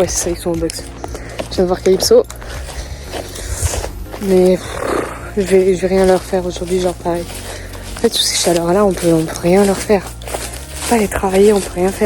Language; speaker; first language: French; native; French